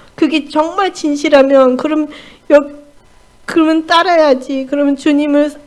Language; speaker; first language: Korean; non-native, fluent; German